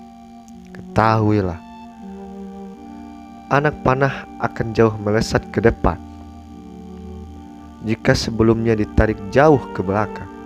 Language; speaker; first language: Indonesian; native; Indonesian